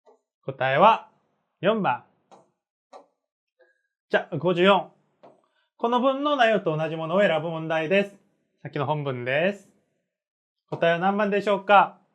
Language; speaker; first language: Japanese; non-native, fluent; Korean